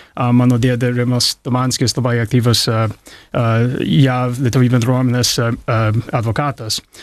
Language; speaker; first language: Lithuanian; early bilingual, heritage; English